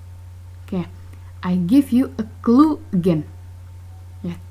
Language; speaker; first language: English; non-native, learner; Indonesian